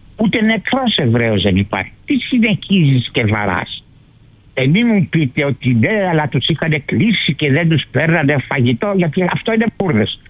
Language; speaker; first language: Greek; early bilingual, heritage; Greek